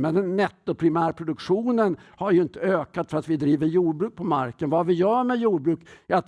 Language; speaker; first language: Swedish; native; Swedish